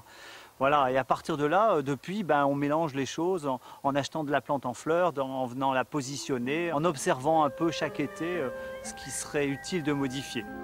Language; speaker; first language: French; native; French